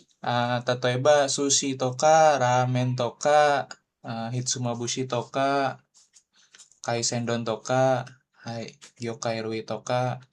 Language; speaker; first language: Japanese; non-native, learner; Indonesian